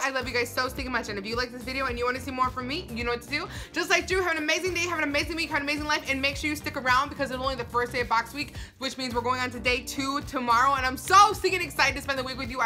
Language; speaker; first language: English; native; English